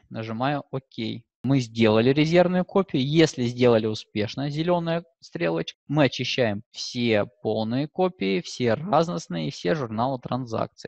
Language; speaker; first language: Russian; native; Russian